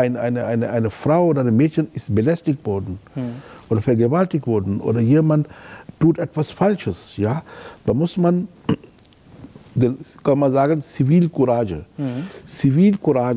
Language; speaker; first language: German; non-native, fluent; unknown